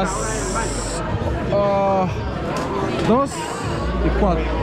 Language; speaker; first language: Spanish; non-native, learner; Swahili